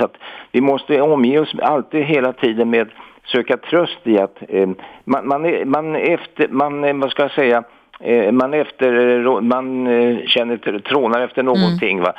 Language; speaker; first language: Swedish; native; Swedish